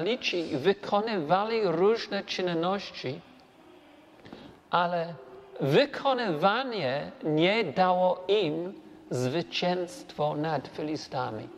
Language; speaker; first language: Polish; non-native, learner; English